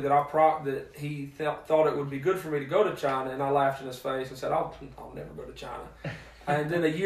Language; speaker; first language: English; native; English